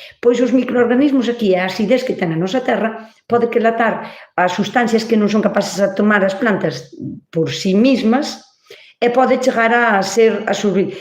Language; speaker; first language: Galician; native; Galician